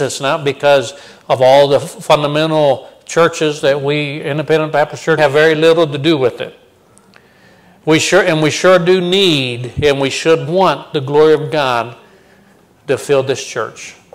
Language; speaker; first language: English; native; English